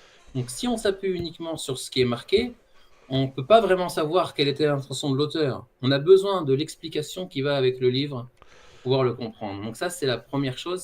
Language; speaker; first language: French; native; French